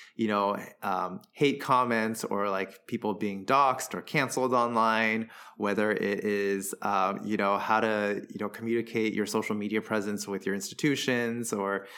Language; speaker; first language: English; early bilingual, other home language; Chinese